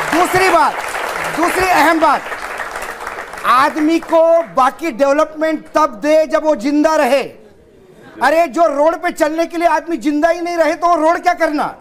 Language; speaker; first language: Hindi; native; Hindi